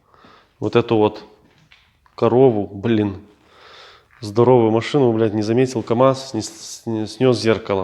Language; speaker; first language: Russian; native; Russian